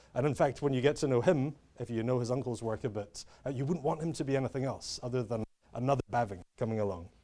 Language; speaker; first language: English; native; English